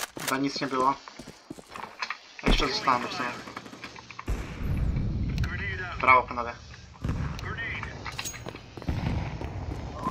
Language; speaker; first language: Polish; native; Polish